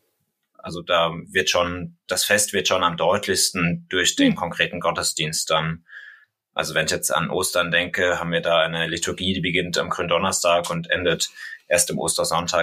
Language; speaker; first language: German; native; German